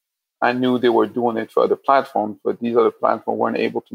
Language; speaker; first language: English; non-native, local second language; French